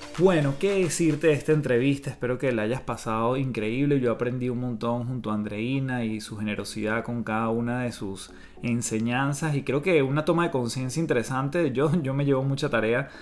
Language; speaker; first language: Spanish; native; Spanish